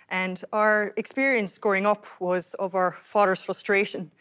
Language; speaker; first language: English; native; English